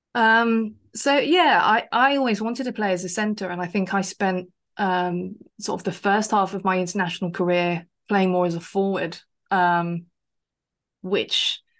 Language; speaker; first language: English; native; English